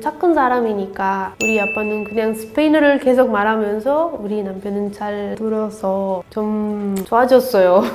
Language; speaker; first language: Korean; non-native, learner; Spanish